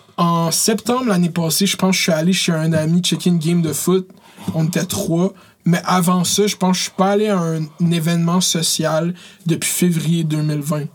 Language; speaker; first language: French; early bilingual, other home language; Arabic